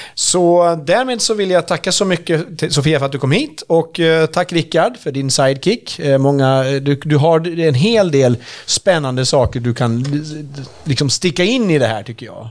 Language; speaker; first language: Swedish; native; Swedish